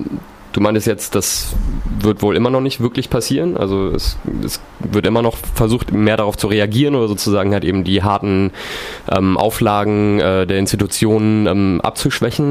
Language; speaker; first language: German; native; German